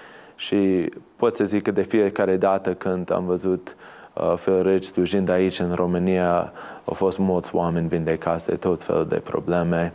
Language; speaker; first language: Romanian; non-native, fluent; English